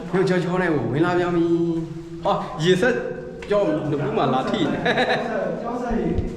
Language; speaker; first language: Burmese; native; Burmese